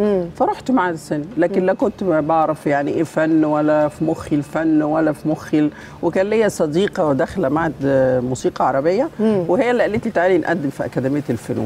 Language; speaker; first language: Arabic; native; Arabic